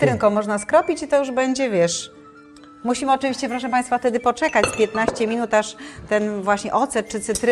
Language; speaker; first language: Polish; native; Polish